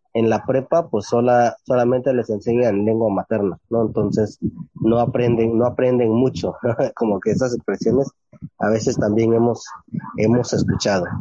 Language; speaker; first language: Spanish; non-native, local second language; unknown